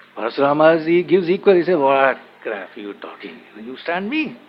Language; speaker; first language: English; non-native, local second language; Tamil